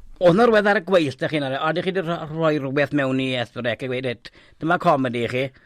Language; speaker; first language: Welsh; native; Welsh